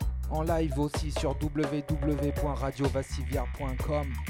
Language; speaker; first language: French; native; French